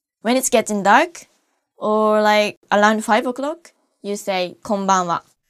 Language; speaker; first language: English; non-native, fluent; Japanese